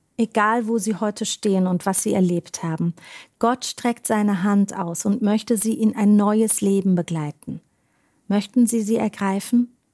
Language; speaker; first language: German; native; German